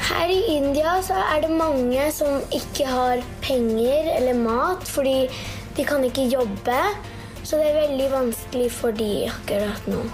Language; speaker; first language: Norwegian; early bilingual, heritage; Norwegian